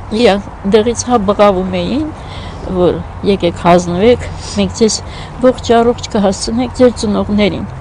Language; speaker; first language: Armenian; native; Armenian